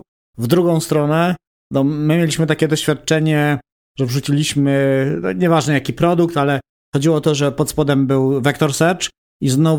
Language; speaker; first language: Polish; native; Polish